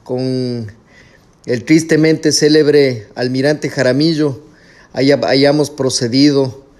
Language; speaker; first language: Spanish; native; Spanish